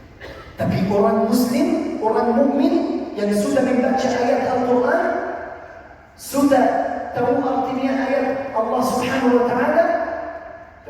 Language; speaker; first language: Indonesian; non-native, fluent; Arabic